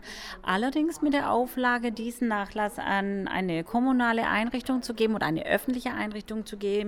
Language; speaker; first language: German; native; German